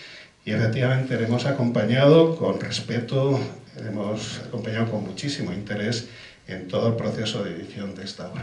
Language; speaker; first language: Spanish; native; Spanish